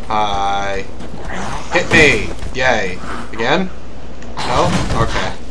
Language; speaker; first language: English; native; English